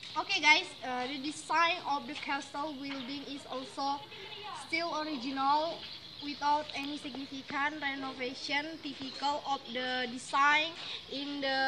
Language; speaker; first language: English; non-native, learner; Indonesian